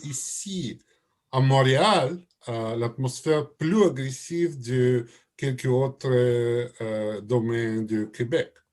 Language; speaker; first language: French; non-native, learner; Russian